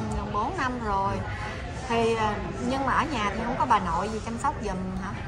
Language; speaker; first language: Vietnamese; native; Vietnamese